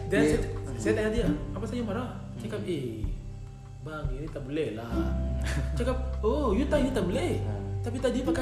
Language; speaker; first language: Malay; non-native, learner; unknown